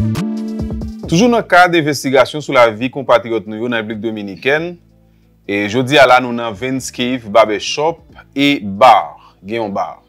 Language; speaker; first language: French; non-native, local second language; Haitian Creole